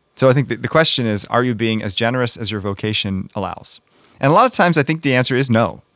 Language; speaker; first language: English; native; English